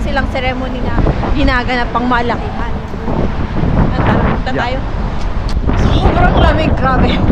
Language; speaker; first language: Filipino; native; Filipino